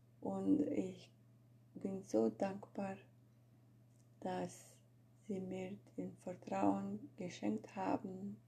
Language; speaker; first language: German; non-native, fluent; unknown